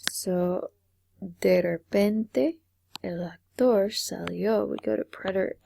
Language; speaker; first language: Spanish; non-native, fluent; English